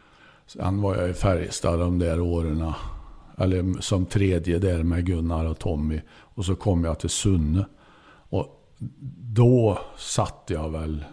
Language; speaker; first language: Swedish; native; Swedish